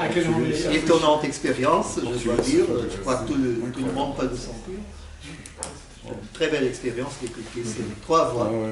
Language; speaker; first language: French; non-native, fluent; Portuguese